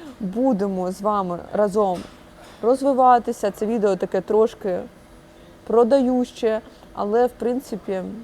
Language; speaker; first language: Ukrainian; non-native, local second language; Russian